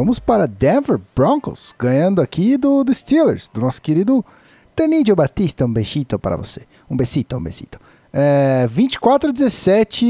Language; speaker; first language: Portuguese; native; Portuguese